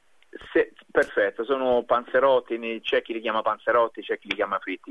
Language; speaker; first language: Italian; native; Italian